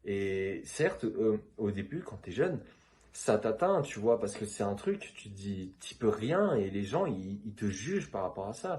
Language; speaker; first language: French; native; French